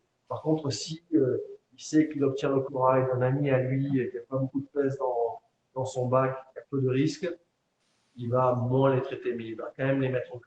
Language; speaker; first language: French; native; French